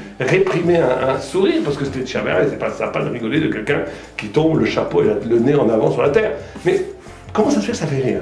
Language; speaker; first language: French; native; French